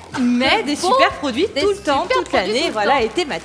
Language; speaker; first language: French; native; French